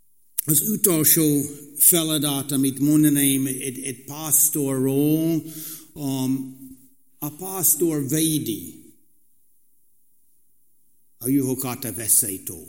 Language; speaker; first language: Hungarian; non-native, fluent; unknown